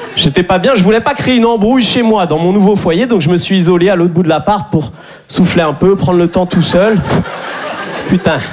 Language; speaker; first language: French; native; French